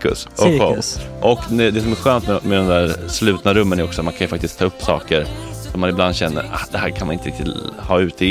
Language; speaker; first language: Swedish; native; Swedish